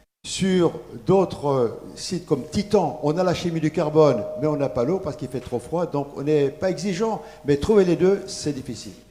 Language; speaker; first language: French; native; French